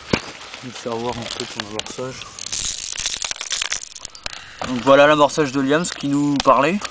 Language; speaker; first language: French; native; French